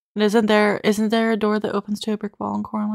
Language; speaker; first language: English; native; English